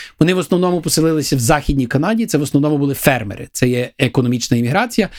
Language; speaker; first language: Ukrainian; early bilingual, heritage; Ukrainian